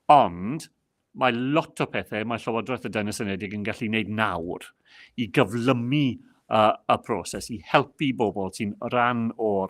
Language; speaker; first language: Welsh; non-native, local second language; English